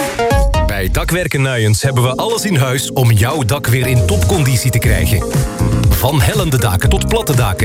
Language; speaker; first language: Dutch; native; Dutch